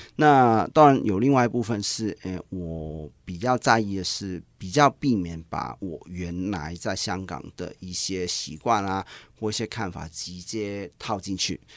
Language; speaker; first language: Chinese; non-native, local second language; Cantonese